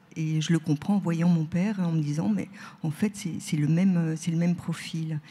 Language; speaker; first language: French; native; French